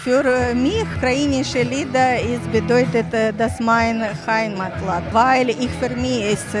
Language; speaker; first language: German; non-native, learner; Ukrainian